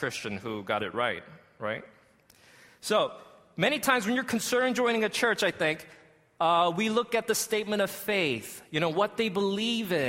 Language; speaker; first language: English; native; English